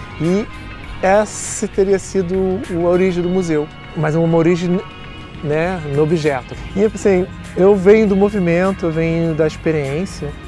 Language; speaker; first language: Portuguese; native; Portuguese